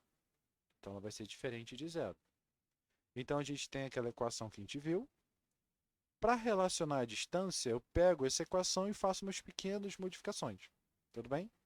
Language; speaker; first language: Portuguese; native; Portuguese